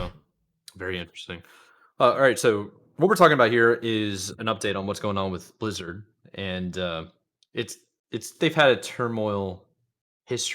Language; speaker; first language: English; native; English